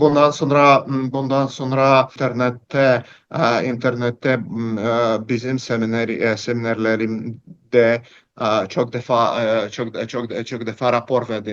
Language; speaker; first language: Turkish; non-native, learner; Russian